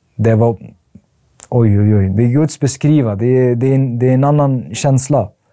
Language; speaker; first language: Swedish; early bilingual, other home language; Arabic